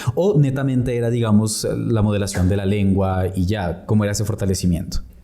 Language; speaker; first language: Spanish; native; Spanish